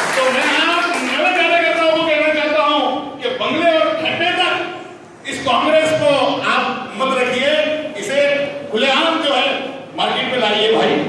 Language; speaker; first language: Hindi; native; Hindi